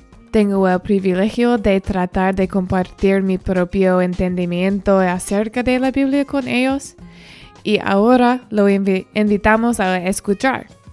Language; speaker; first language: Spanish; non-native, learner; English